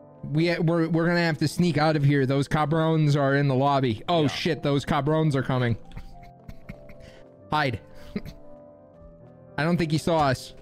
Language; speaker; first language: English; native; English